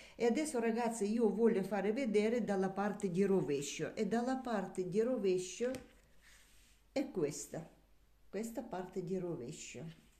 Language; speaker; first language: Italian; non-native, learner; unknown